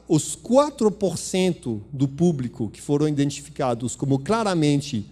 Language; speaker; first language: Portuguese; non-native, fluent; French